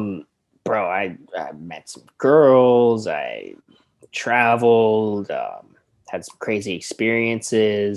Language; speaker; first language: English; native; English